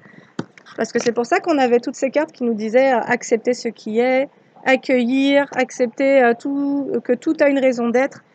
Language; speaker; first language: French; native; French